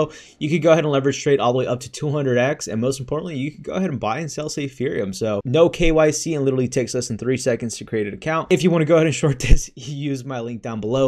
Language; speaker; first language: English; native; English